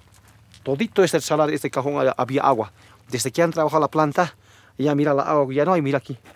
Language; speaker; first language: Spanish; non-native, local second language; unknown